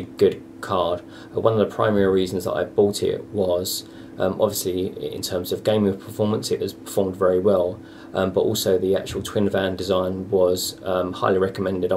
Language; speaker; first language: English; native; English